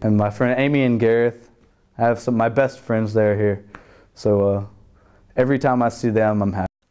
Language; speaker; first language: English; native; English